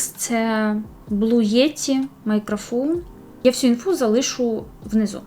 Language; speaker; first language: Ukrainian; non-native, local second language; Russian